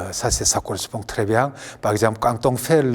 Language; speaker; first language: French; non-native, learner; Korean